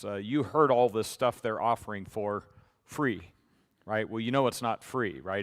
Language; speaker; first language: English; native; English